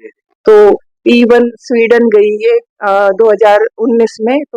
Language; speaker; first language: Hindi; native; Hindi